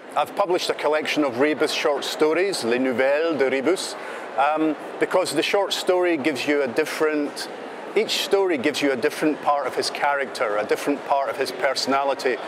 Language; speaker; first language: English; native; English